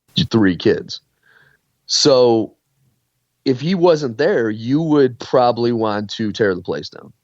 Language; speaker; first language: English; native; English